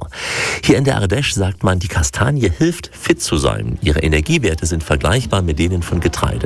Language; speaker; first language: German; native; German